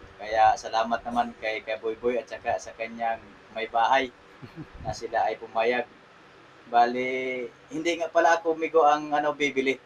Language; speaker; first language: Filipino; non-native, local second language; Cebuano